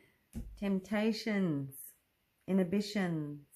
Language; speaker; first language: English; native; English